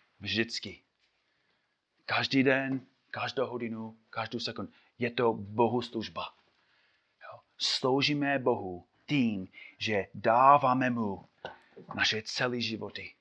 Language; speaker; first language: Czech; non-native, fluent; English